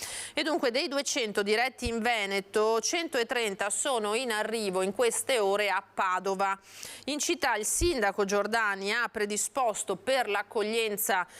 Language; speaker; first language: Italian; native; Italian